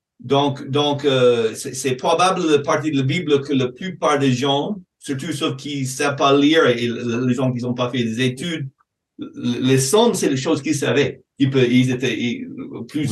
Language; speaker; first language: French; non-native, fluent; English